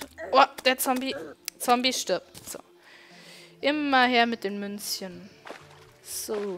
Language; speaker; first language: German; native; German